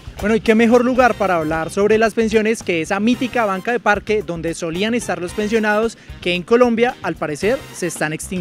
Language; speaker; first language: Spanish; native; Spanish